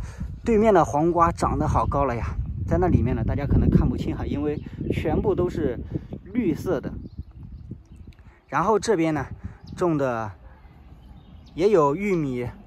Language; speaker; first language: Chinese; native; Chinese